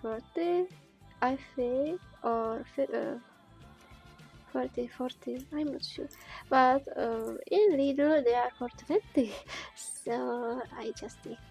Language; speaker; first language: English; non-native, learner; Czech